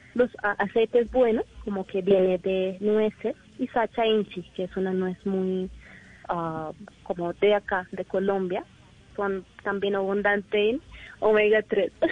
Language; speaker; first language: Spanish; non-native, learner; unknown